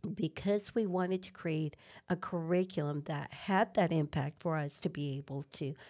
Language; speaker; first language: English; non-native, fluent; Spanish